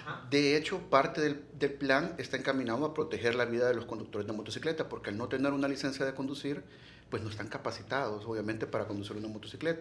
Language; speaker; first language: Spanish; native; Spanish